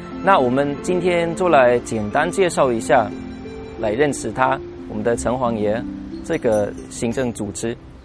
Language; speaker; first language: Chinese; non-native, fluent; German